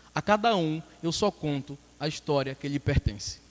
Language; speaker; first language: Portuguese; native; Portuguese